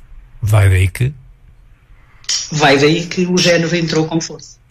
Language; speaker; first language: Portuguese; native; Portuguese